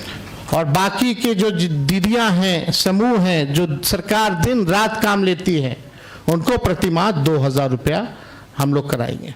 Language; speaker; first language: Hindi; native; Hindi